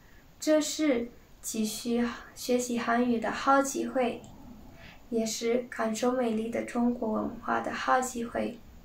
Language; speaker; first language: Chinese; non-native, learner; Spanish